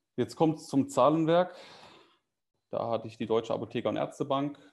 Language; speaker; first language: German; native; German